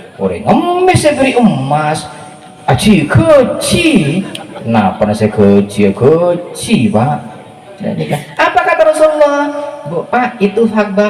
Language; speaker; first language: Indonesian; non-native, local second language; Madurese